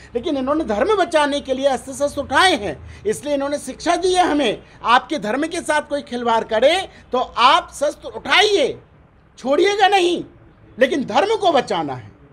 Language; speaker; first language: Hindi; native; Hindi